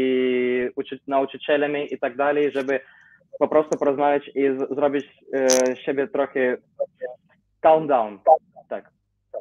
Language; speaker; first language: Polish; non-native, learner; Ukrainian